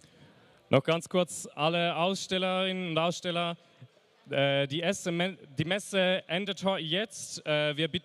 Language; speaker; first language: German; native; German